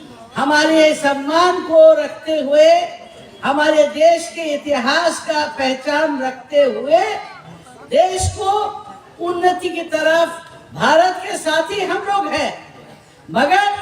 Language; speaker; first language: Hindi; non-native, local second language; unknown